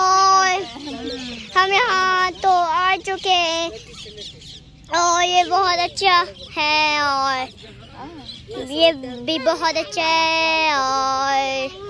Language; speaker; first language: Hindi; non-native, learner; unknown